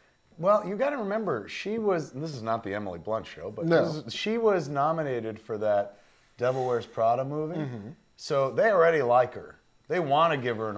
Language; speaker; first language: English; native; English